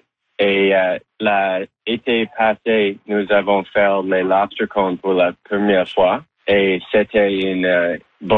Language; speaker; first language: French; non-native, learner; English